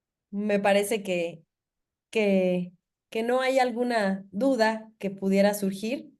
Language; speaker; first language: Spanish; native; Spanish